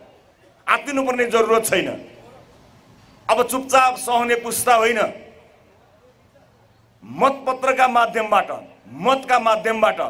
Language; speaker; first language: Nepali; native; Nepali